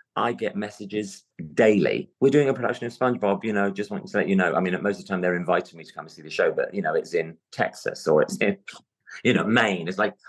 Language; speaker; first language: English; native; English